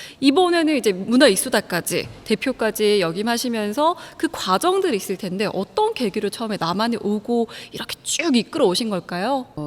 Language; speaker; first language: Korean; native; Korean